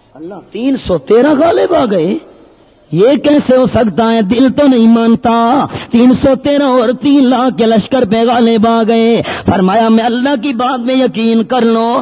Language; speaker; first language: Urdu; non-native, local second language; Pashto